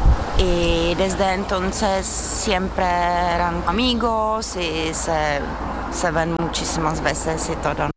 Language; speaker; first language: Spanish; non-native, learner; Czech